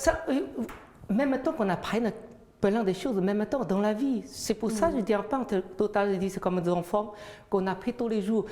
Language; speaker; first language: French; non-native, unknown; Chinese